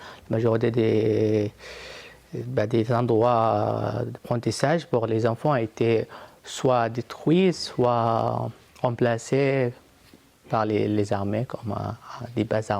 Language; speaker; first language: French; non-native, fluent; Arabic